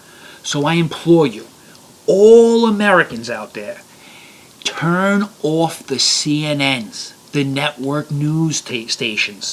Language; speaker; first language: English; native; English